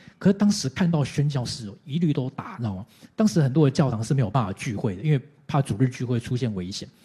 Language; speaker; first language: Chinese; native; Chinese